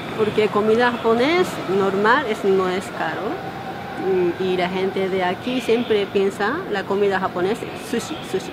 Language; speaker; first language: Spanish; non-native, learner; Japanese